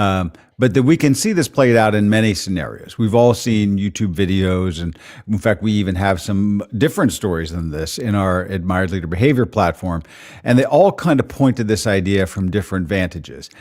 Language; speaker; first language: English; native; English